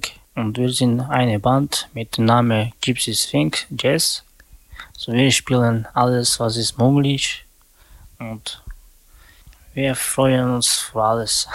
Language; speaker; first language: German; non-native, learner; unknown